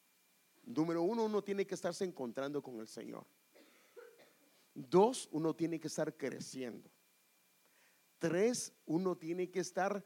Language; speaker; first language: Spanish; native; Spanish